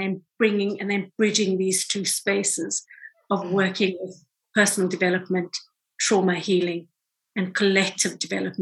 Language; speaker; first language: English; native; English